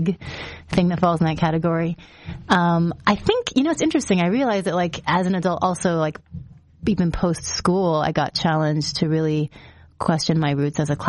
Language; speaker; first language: English; native; English